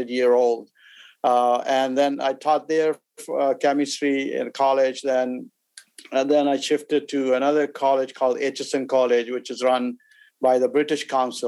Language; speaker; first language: English; non-native, local second language; Urdu